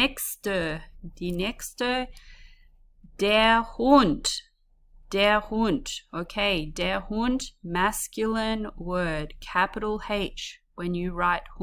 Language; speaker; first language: German; non-native, learner; English